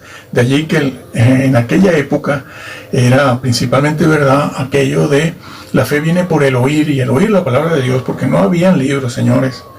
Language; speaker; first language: Spanish; native; Spanish